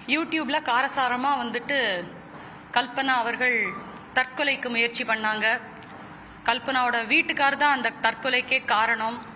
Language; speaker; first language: Tamil; native; Tamil